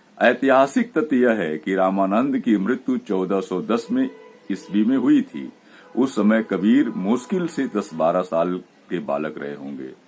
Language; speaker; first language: Hindi; native; Hindi